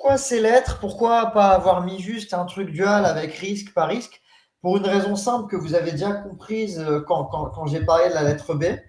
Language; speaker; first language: French; native; French